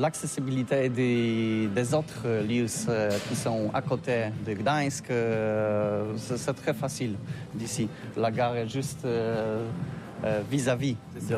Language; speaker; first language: French; non-native, learner; Polish